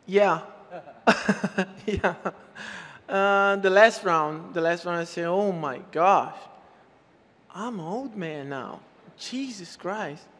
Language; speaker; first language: English; non-native, learner; Portuguese